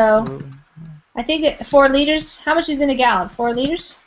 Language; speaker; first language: English; native; English